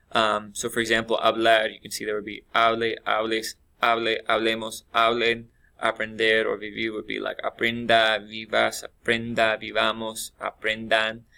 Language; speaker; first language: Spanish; non-native, fluent; English